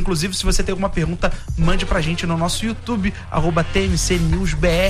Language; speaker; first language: Portuguese; native; Portuguese